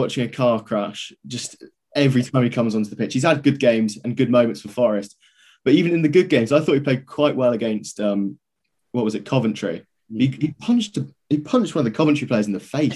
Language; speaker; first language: English; native; English